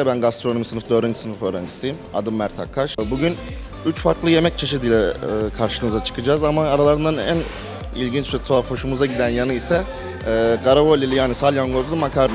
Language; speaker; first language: Turkish; native; Turkish